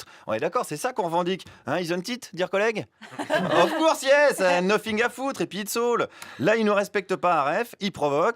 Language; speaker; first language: French; native; French